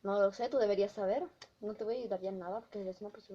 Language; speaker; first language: Spanish; native; Spanish